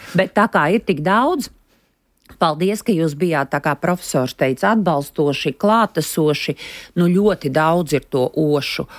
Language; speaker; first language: Latvian; native; Latvian